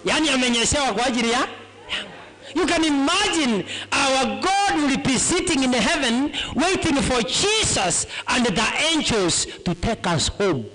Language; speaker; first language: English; non-native, local second language; Gusii